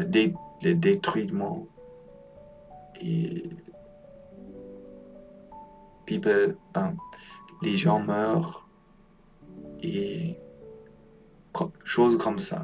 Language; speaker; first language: French; non-native, learner; Polish